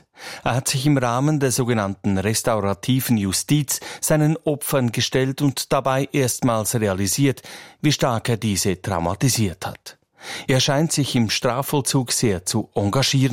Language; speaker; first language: German; native; German